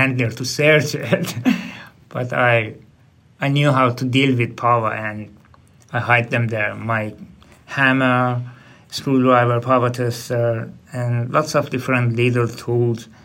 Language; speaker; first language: English; non-native, learner; Persian